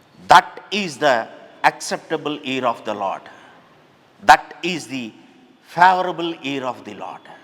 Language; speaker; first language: English; non-native, local second language; Telugu